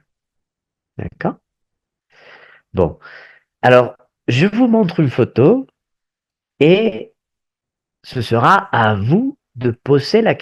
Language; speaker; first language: French; non-native, fluent; Spanish